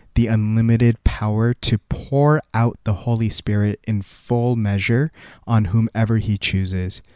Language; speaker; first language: English; early bilingual, other home language; Korean